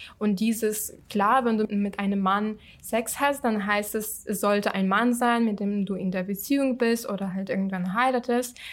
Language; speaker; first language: German; non-native, fluent; Ukrainian